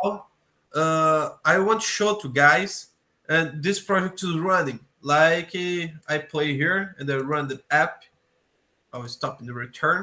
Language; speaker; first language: English; non-native, learner; Portuguese